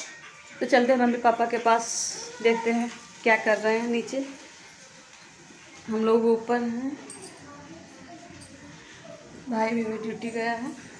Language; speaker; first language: Hindi; native; Hindi